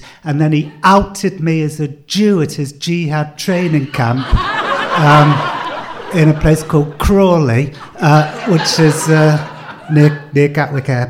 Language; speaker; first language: English; native; English